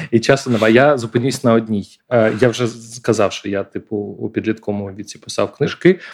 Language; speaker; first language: Ukrainian; non-native, local second language; Russian